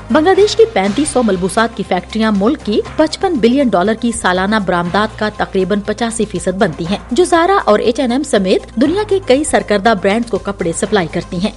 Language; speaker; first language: Urdu; native; Urdu